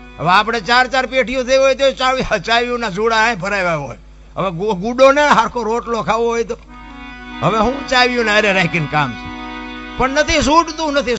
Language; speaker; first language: Gujarati; native; Gujarati